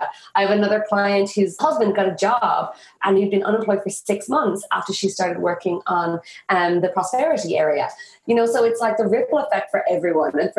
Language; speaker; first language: English; native; English